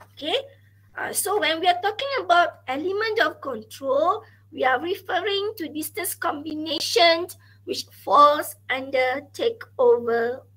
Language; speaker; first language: English; non-native, local second language; Malay